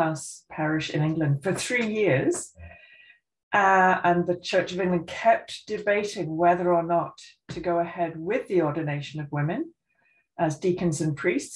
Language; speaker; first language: English; native; English